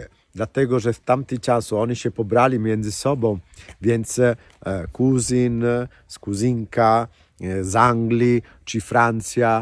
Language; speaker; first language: Polish; non-native, fluent; Italian